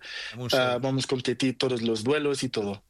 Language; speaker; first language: Spanish; non-native, learner; Portuguese